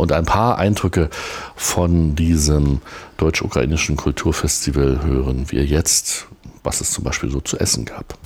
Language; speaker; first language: German; native; German